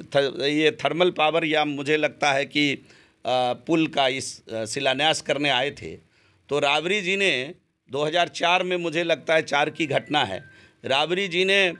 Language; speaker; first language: Hindi; native; Hindi